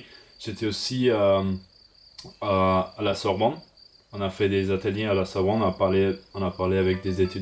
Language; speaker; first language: French; non-native, learner; German